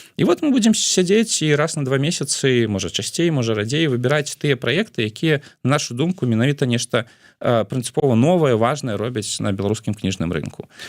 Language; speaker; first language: Belarusian; non-native, local second language; Russian